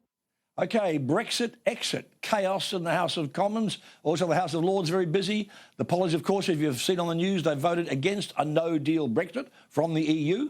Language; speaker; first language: English; native; English